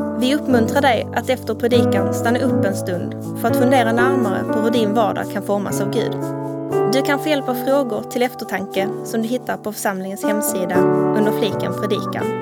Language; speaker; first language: Swedish; native; Swedish